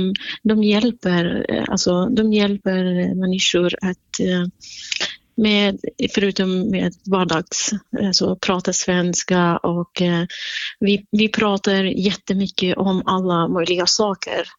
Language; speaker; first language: Swedish; non-native, fluent; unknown